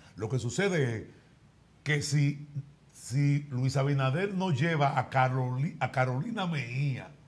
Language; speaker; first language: Spanish; native; Spanish